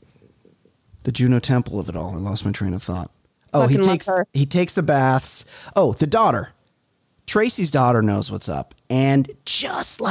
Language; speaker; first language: English; native; English